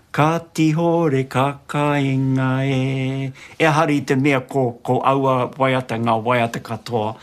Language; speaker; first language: Māori; non-native, local second language; English